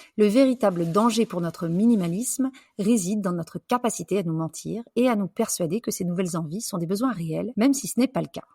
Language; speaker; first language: French; native; French